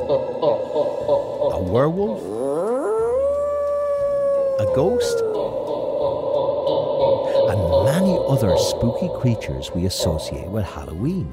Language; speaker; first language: English; native; English